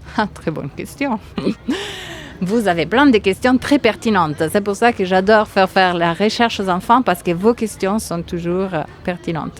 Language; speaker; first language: French; non-native, fluent; Italian